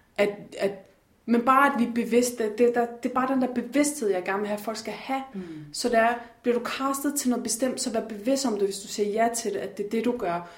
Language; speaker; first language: Danish; native; Danish